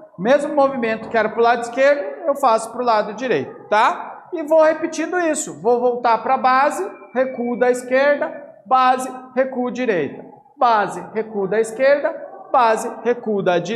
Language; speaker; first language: Portuguese; native; Portuguese